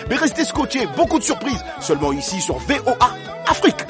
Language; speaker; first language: French; non-native, local second language; Lingala